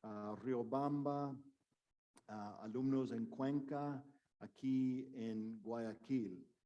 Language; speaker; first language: Spanish; non-native, fluent; English